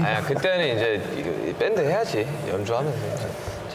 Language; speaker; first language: Korean; native; Korean